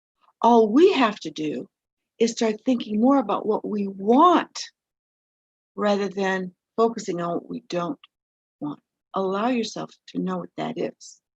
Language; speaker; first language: English; native; English